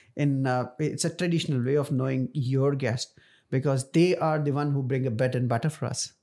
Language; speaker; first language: English; non-native, local second language; Punjabi